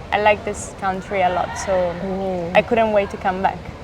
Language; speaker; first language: English; non-native, fluent; Italian